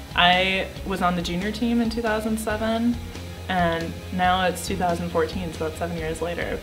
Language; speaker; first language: English; native; English